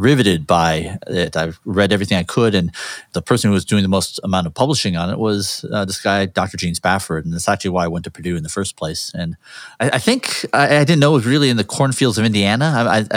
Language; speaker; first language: English; native; English